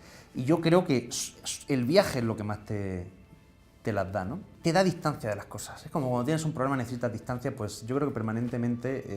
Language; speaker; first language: Spanish; native; Spanish